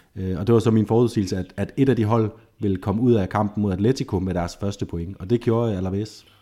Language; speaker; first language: Danish; native; Danish